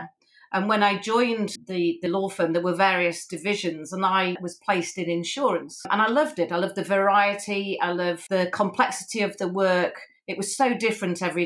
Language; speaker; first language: English; native; English